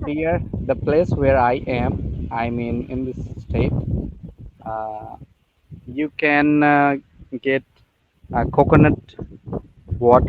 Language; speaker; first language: English; non-native, learner; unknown